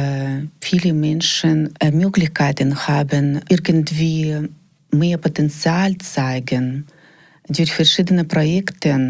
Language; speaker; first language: German; non-native, learner; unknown